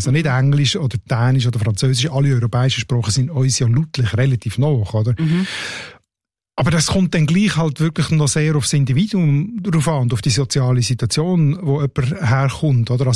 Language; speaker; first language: German; native; German